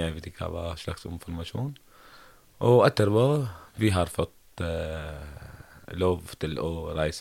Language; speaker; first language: Norwegian; non-native, learner; Arabic